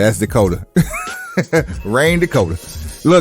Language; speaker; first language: English; native; English